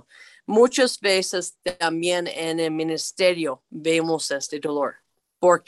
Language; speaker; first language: Spanish; non-native, fluent; English